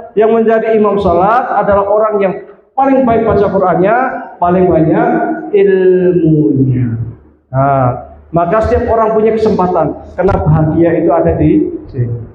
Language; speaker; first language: Indonesian; native; Indonesian